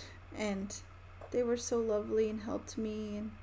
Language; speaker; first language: English; native; English